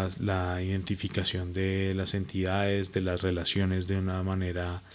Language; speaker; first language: Spanish; native; Spanish